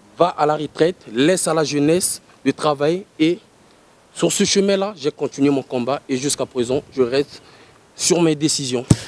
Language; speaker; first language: French; non-native, local second language; Lingala